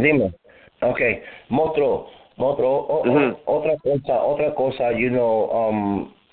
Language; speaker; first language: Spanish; early bilingual, heritage; Spanish